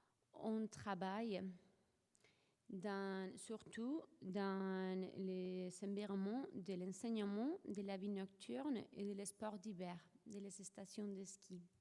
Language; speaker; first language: French; non-native, fluent; Spanish